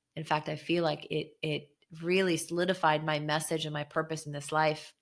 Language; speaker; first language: English; early bilingual, other home language; Hebrew